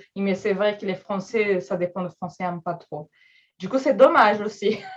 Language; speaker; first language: French; non-native, fluent; Portuguese